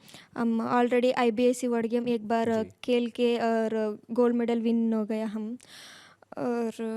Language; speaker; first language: Hindi; non-native, local second language; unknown